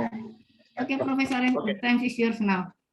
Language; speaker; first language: English; non-native, fluent; Indonesian